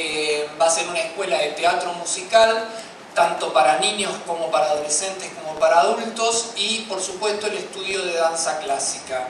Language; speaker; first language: Spanish; native; Spanish